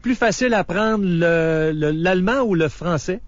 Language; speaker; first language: French; native; French